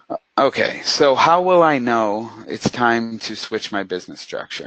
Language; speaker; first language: English; native; English